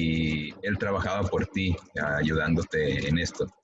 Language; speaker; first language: Spanish; native; Spanish